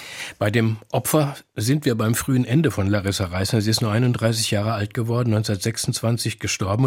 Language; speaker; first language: German; native; German